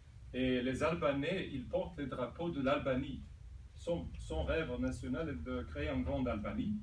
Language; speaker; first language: French; non-native, fluent; Serbian